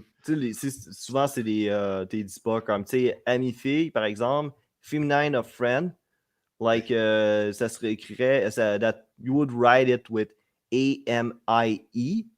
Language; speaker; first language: French; native; French